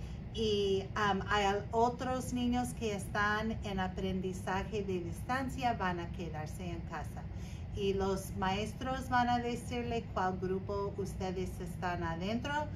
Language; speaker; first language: Spanish; non-native, learner; English